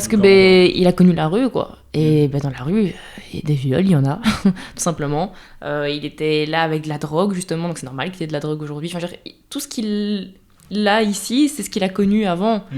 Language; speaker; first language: French; native; French